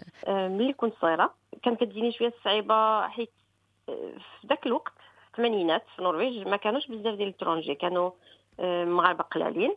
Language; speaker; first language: Arabic; early bilingual, heritage; Arabic